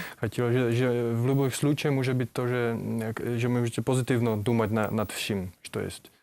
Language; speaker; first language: Russian; non-native, learner; Czech